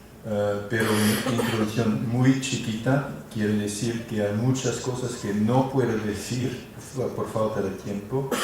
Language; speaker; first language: Spanish; non-native, fluent; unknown